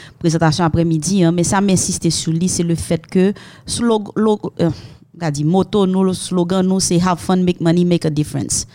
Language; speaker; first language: French; non-native, local second language; Haitian Creole